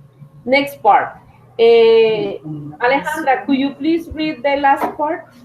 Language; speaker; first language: English; non-native, fluent; Spanish